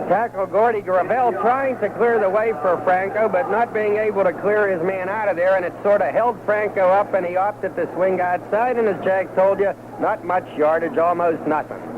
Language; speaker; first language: English; native; English